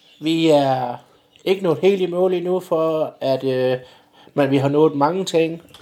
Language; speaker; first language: Danish; native; Danish